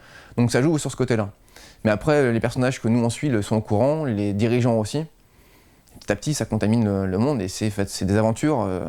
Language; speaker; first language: French; native; French